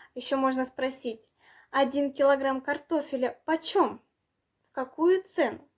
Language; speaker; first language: Russian; non-native, local second language; Kazakh